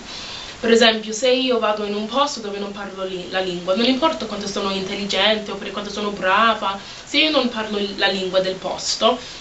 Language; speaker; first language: Italian; non-native, fluent; English